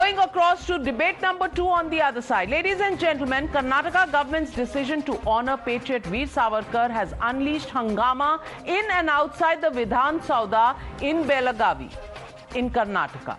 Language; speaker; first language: English; non-native, local second language; Hindi